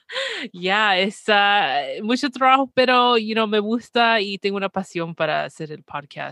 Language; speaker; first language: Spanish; early bilingual, heritage; Spanish